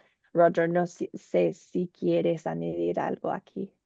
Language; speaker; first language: Spanish; non-native, learner; English